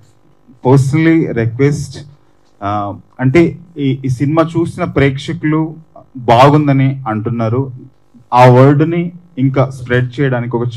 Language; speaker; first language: Telugu; native; Telugu